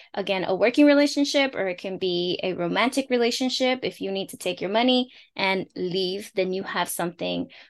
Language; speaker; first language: English; early bilingual, other home language; Spanish